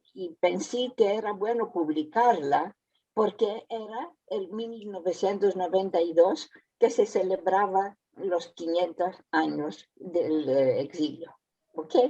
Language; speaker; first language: Spanish; early bilingual, heritage; Spanish